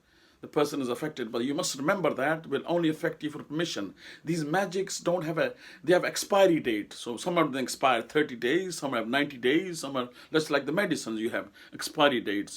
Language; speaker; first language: English; non-native, local second language; Urdu